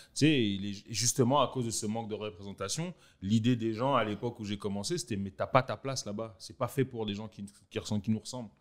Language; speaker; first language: French; native; French